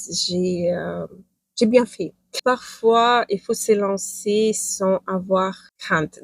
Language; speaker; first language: French; non-native, fluent; Ukrainian